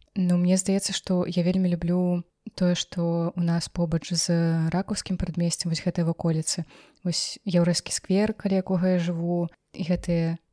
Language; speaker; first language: Belarusian; non-native, local second language; Russian